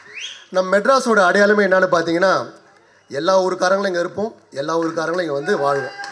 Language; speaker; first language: Tamil; native; Tamil